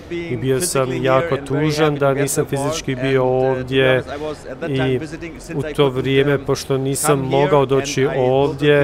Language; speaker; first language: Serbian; early bilingual, heritage; Albanian